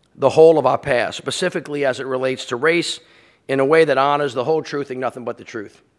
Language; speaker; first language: English; native; English